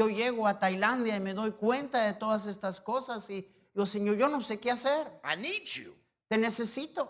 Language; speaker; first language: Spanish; non-native, fluent; English